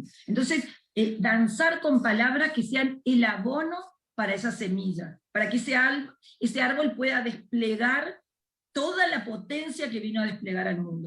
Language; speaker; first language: Spanish; native; Spanish